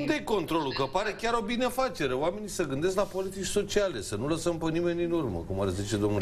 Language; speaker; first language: Romanian; native; Romanian